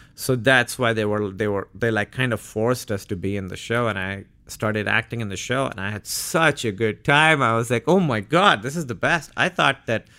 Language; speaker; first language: English; non-native, local second language; Urdu